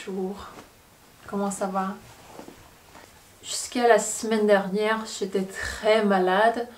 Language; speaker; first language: French; non-native, fluent; Korean